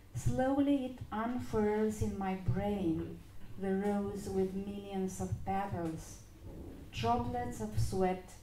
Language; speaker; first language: English; non-native, fluent; Romanian